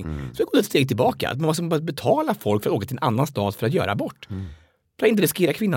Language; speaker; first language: Swedish; native; Swedish